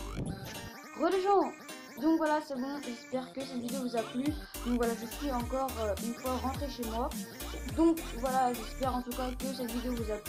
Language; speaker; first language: French; native; French